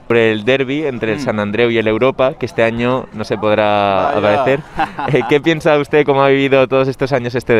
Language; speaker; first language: Spanish; native; Spanish